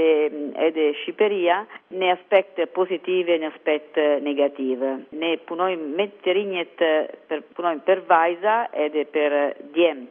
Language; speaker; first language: Albanian; non-native, learner; Italian